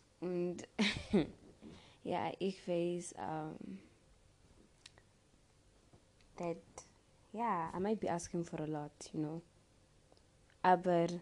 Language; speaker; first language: German; non-native, learner; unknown